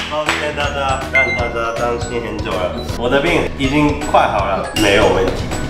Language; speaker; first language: Chinese; non-native, fluent; Japanese